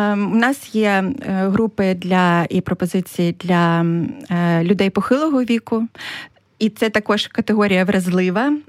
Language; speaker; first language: Ukrainian; native; Ukrainian